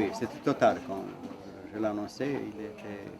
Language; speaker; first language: French; non-native, fluent; Romanian